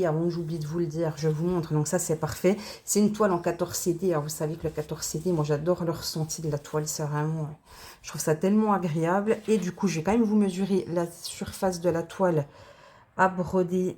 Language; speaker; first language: French; native; French